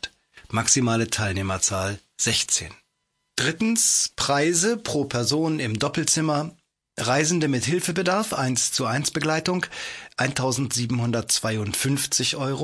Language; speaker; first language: German; native; German